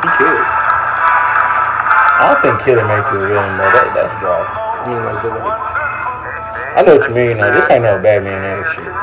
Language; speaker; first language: English; native; English